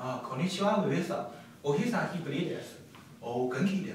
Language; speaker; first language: Japanese; non-native, learner; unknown